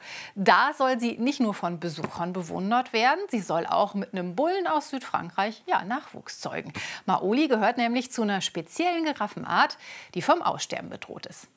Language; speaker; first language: German; native; German